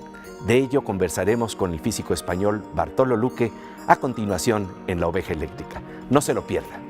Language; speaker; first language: Spanish; native; Spanish